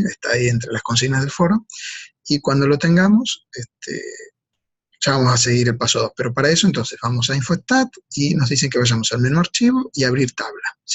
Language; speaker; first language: Spanish; native; Spanish